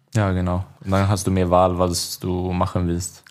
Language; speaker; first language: German; non-native, learner; Swedish